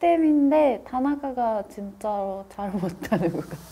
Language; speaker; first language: Korean; non-native, fluent; Japanese